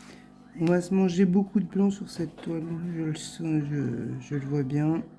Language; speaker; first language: French; native; French